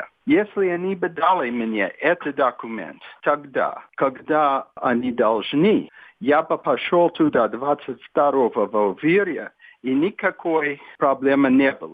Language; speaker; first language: Russian; non-native, fluent; English